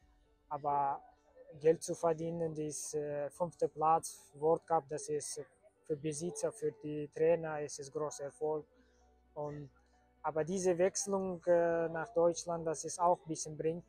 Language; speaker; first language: German; non-native, learner; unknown